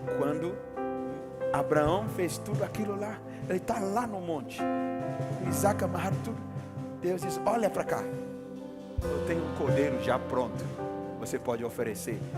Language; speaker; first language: Portuguese; non-native, fluent; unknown